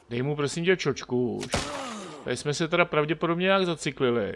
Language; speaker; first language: Czech; native; Czech